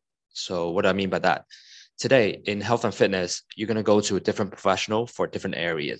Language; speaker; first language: English; non-native, local second language; Cantonese